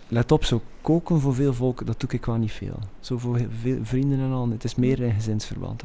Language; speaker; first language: Dutch; native; Dutch